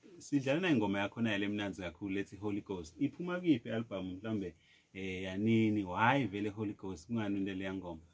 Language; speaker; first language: Zulu; non-native, local second language; Swati